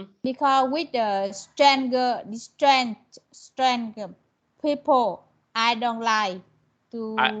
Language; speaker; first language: English; non-native, learner; Vietnamese